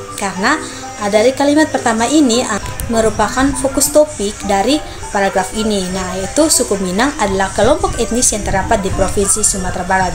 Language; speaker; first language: Indonesian; native; Indonesian